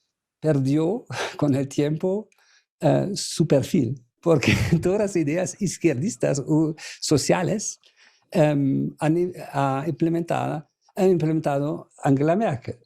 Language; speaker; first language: Spanish; non-native, fluent; German